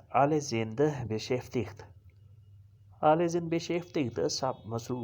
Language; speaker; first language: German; non-native, learner; Urdu